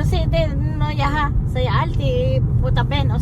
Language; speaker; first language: Danish; non-native, learner; Filipino